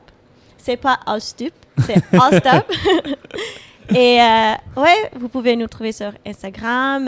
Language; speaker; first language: French; non-native, fluent; English